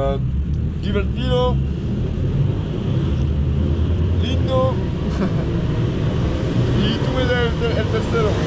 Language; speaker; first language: Spanish; non-native, learner; French